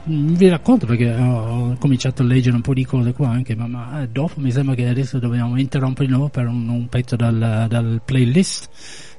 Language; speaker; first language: Italian; non-native, fluent; English